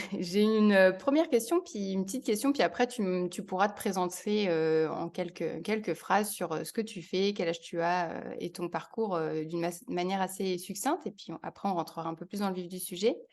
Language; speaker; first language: French; native; French